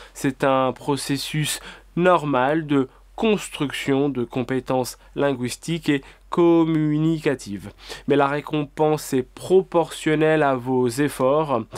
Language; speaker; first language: French; native; French